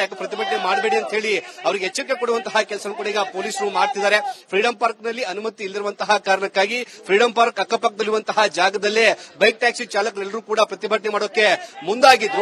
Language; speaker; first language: Kannada; native; Kannada